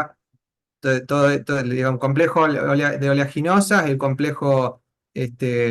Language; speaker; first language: Spanish; native; Spanish